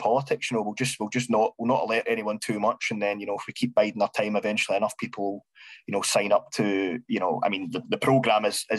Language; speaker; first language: English; native; English